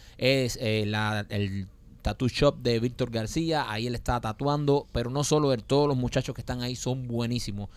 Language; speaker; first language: Spanish; native; Spanish